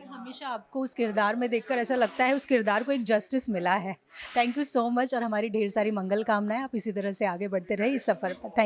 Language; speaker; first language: Hindi; native; Hindi